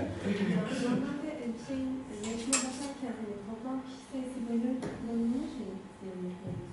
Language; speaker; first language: Turkish; native; Turkish